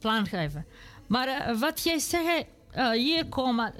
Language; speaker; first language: Dutch; non-native, learner; Serbian